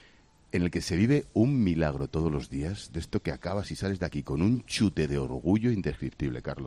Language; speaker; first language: Spanish; native; Spanish